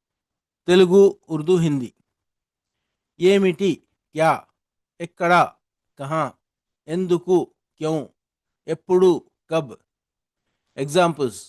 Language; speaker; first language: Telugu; non-native, local second language; Urdu